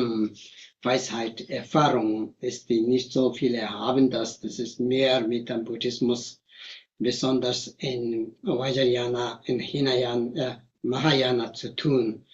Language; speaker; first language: German; non-native, fluent; Tibetan